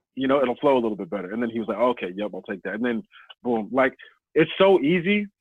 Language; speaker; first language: English; native; English